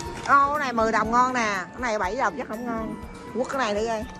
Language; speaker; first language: Vietnamese; native; Vietnamese